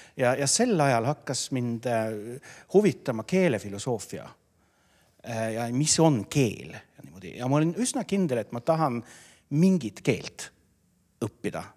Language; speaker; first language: Estonian; non-native, fluent; Norwegian